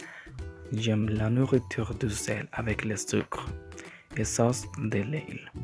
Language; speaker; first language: French; non-native, learner; Spanish